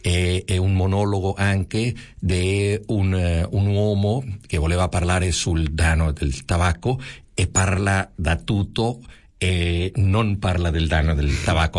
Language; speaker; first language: Italian; non-native, fluent; Spanish